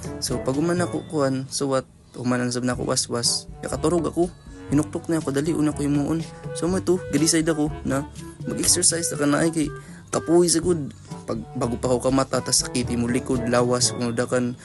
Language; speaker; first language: Cebuano; non-native, local second language; Surigaonon